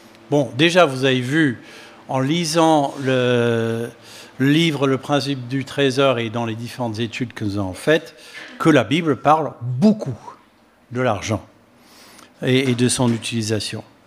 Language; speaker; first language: French; non-native, fluent; English